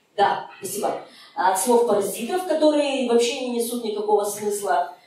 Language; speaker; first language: Russian; native; Russian